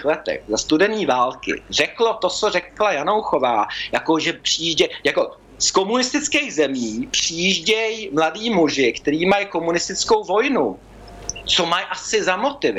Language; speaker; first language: Czech; early bilingual, heritage; Czech